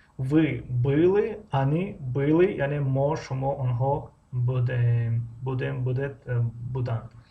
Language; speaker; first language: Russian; non-native, fluent; Tajik